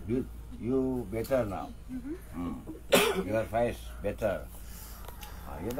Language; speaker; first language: English; non-native, learner; Balinese